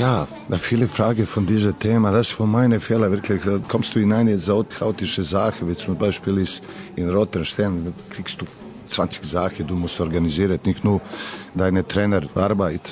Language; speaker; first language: German; non-native, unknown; Serbian